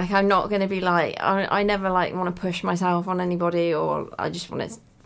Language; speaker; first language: English; native; English